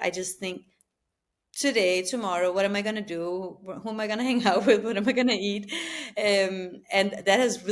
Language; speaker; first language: English; non-native, fluent; Albanian